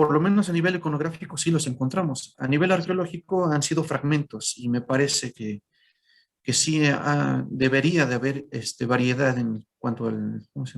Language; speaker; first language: Spanish; native; Spanish